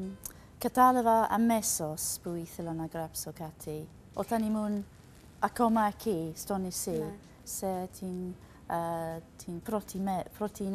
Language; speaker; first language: Greek; non-native, learner; English